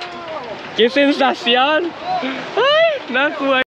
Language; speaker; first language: Spanish; non-native, learner; Thai